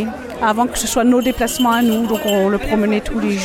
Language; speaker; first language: French; native; French